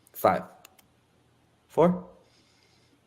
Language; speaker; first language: English; native; English